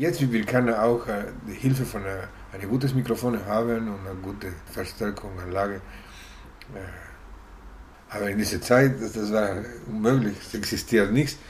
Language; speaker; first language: German; non-native, learner; Italian